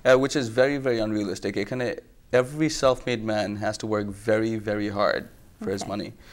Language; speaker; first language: English; non-native, local second language; Bangla